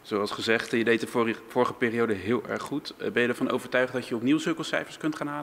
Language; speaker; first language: Dutch; native; Dutch